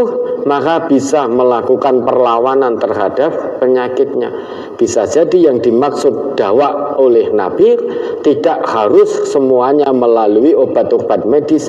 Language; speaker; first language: Indonesian; non-native, local second language; Javanese